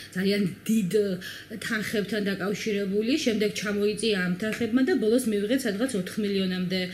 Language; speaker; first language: Georgian; native; Georgian